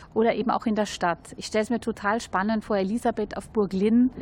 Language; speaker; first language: German; native; German